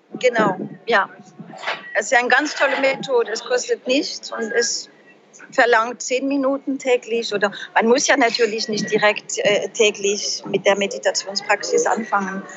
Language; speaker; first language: German; non-native, fluent; French